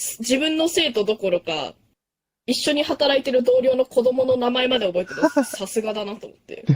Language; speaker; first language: Japanese; early bilingual, other home language; Chinese